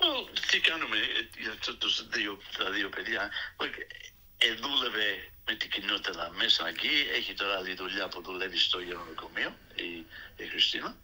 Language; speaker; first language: Greek; early bilingual, heritage; Greek